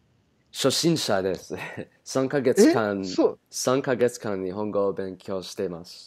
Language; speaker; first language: Japanese; non-native, learner; English